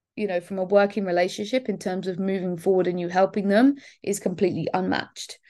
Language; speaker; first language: English; native; English